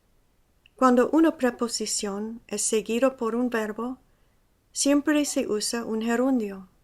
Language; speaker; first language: Spanish; non-native, fluent; English